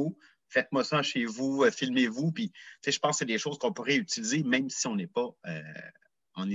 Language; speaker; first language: French; native; French